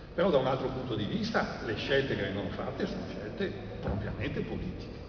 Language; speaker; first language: Italian; native; Italian